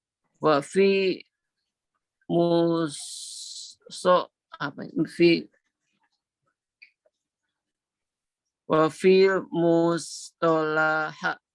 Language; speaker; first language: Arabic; non-native, learner; Indonesian